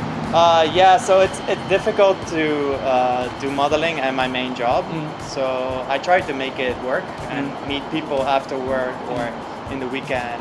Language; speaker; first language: English; non-native, fluent; Dutch